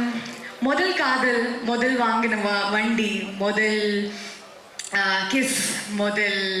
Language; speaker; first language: Tamil; non-native, learner; Kannada